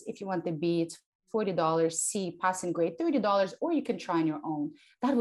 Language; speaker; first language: English; non-native, fluent; Ukrainian